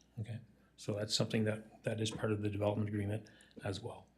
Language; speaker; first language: English; native; English